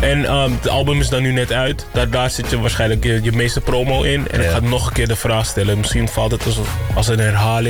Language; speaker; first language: Dutch; native; Dutch